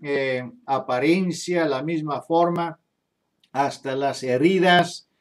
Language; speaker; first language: Spanish; non-native, fluent; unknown